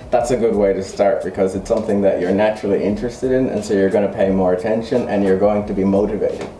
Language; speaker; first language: English; native; English